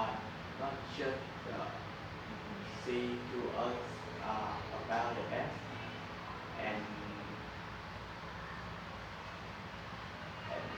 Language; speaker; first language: English; non-native, learner; Vietnamese